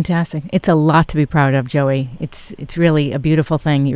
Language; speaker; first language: English; native; English